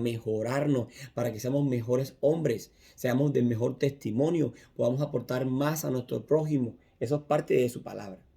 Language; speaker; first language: Spanish; native; Spanish